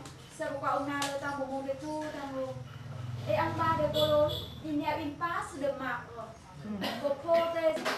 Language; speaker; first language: French; non-native, learner; Vietnamese